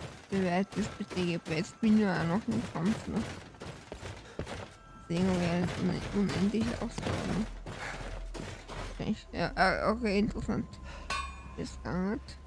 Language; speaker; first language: German; native; German